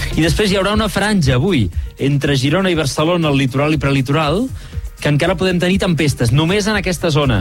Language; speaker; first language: Catalan; native; Catalan